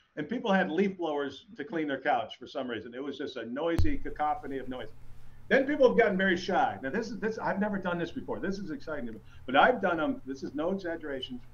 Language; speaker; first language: English; native; English